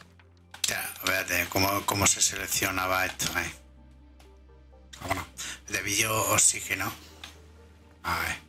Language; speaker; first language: Spanish; native; Spanish